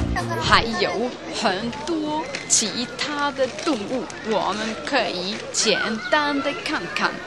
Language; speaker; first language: Chinese; non-native, learner; German